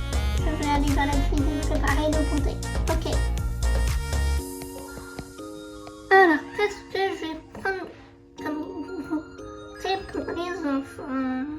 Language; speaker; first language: French; native; French